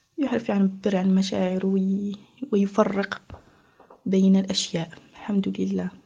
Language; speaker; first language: Arabic; native; Arabic